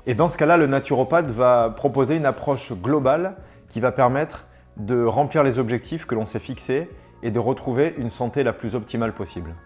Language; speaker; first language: French; native; French